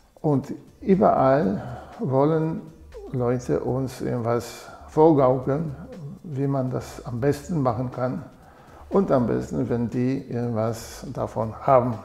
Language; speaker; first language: German; non-native, fluent; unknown